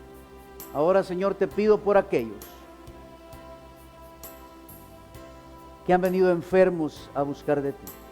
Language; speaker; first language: Spanish; native; Spanish